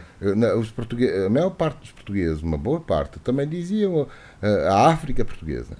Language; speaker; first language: Portuguese; native; Portuguese